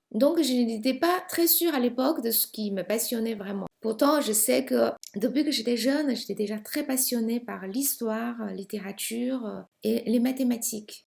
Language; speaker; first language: French; non-native, fluent; Chinese